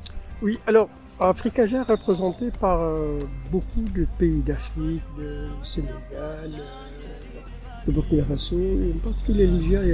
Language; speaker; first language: French; non-native, local second language; Tamasheq